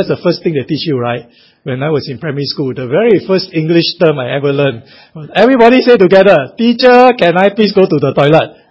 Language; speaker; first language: English; non-native, local second language; Chinese